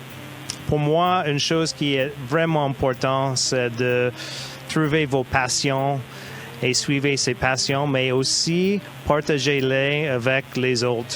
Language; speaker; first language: French; non-native, learner; English